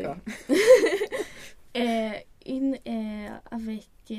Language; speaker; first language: French; non-native, learner; Swedish